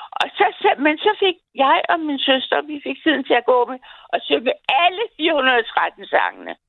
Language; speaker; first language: Danish; native; Danish